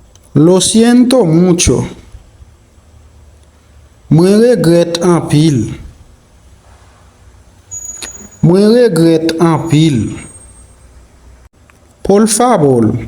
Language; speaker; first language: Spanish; non-native, fluent; Haitian Creole